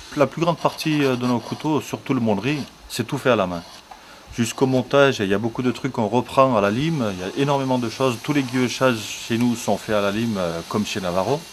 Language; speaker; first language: French; early bilingual, other home language; Turkish